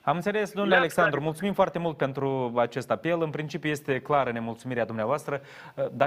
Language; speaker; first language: Romanian; native; Romanian